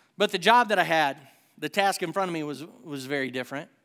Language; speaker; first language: English; native; English